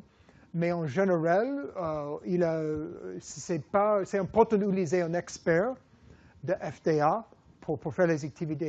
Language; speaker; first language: French; non-native, fluent; English